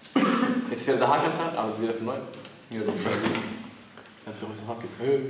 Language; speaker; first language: German; early bilingual, other home language; Arabic